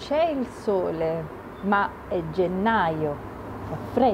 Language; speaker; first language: Italian; non-native, fluent; English